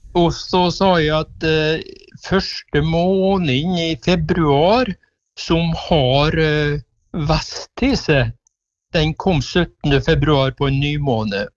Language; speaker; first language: Norwegian; native; Norwegian